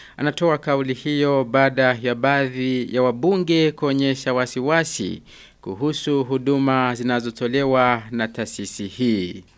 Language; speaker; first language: Swahili; non-native, local second language; Rundi